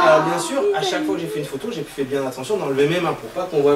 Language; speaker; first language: French; native; French